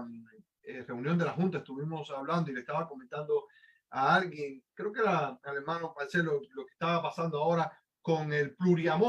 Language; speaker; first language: Spanish; native; Spanish